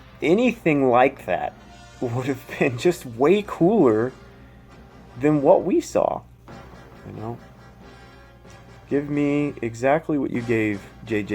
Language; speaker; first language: English; native; English